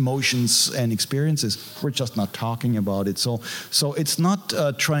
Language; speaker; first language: English; non-native, fluent; German